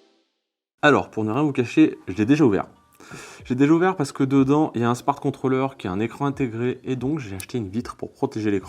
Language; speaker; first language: French; native; French